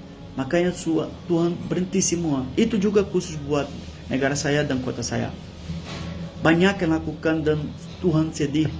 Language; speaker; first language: Indonesian; non-native, fluent; Portuguese